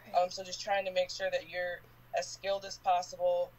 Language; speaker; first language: English; native; English